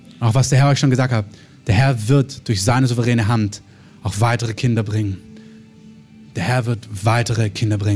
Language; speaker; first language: German; native; German